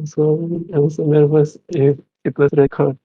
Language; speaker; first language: English; non-native, learner; Indonesian